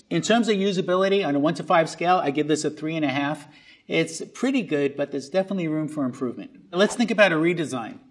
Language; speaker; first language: English; native; English